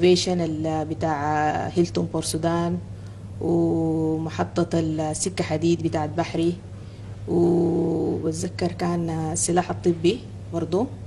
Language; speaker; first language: Arabic; native; Arabic